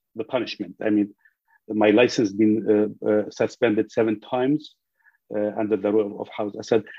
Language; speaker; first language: English; non-native, fluent; Arabic